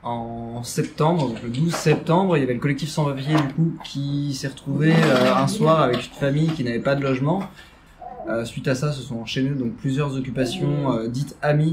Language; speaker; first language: French; native; French